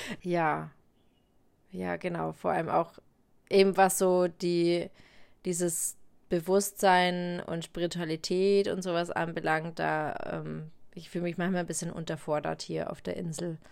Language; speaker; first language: German; native; German